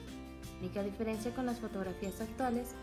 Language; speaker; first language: Spanish; native; Spanish